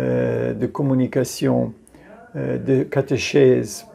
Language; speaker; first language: French; non-native, fluent; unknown